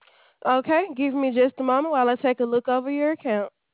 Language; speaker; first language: English; native; English